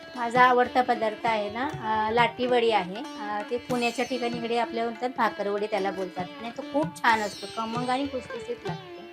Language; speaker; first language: Marathi; native; Marathi